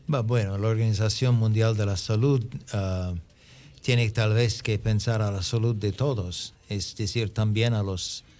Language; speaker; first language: Spanish; non-native, fluent; English